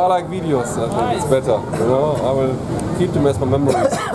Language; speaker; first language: English; non-native, fluent; German